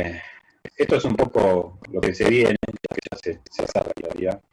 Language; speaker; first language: Spanish; native; Spanish